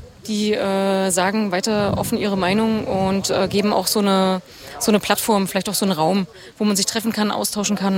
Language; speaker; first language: German; native; German